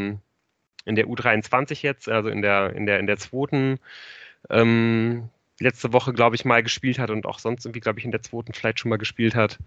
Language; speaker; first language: German; native; German